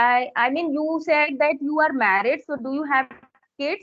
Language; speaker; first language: English; non-native, local second language; Hindi